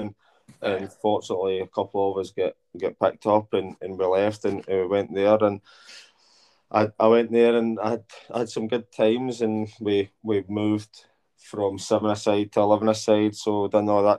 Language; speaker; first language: English; native; English